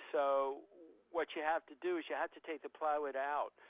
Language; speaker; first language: English; native; English